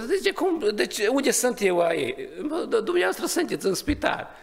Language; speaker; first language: Romanian; non-native, learner; Hungarian